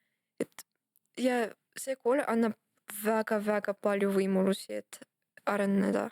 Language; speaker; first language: Estonian; non-native, local second language; Russian